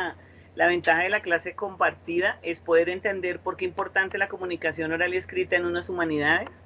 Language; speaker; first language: Spanish; native; Spanish